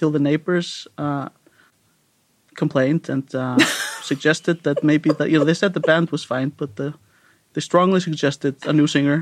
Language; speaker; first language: English; non-native, fluent; Icelandic